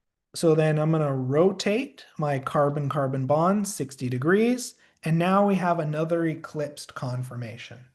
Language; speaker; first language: English; native; English